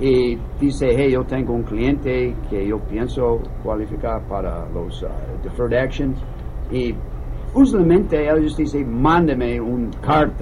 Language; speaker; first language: Spanish; non-native, learner; English